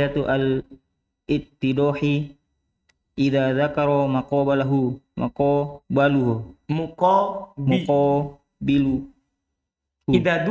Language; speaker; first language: Arabic; non-native, learner; Indonesian